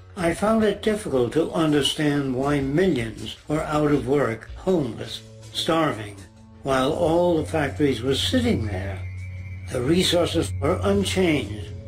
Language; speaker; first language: English; native; English